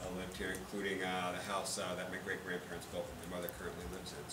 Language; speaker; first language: English; native; English